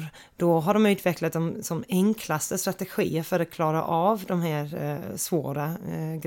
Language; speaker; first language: Swedish; non-native, fluent; English